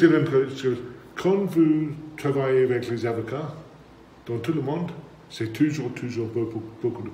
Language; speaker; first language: French; non-native, learner; English